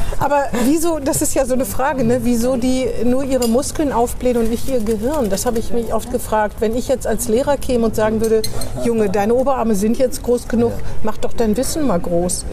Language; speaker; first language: German; native; German